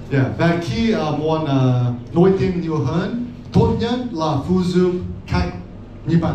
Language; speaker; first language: Vietnamese; non-native, learner; English